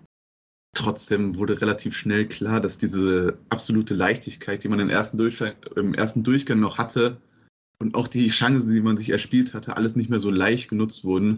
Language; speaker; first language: German; native; German